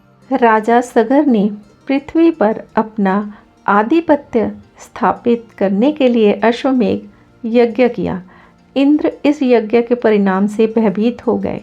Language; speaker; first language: Hindi; native; Hindi